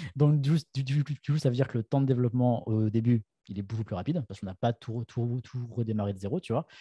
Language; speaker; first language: French; native; French